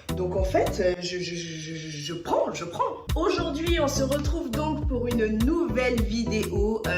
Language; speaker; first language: French; early bilingual, other home language; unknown